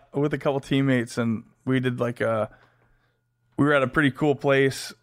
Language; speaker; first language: English; native; English